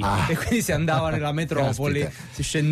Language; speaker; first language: Italian; native; Italian